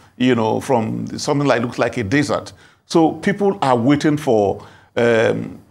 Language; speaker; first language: English; non-native, local second language; Igbo